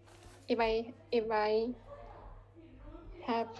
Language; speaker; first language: English; non-native, fluent; Vietnamese